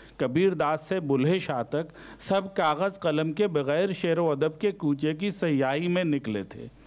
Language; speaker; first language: Urdu; native; Urdu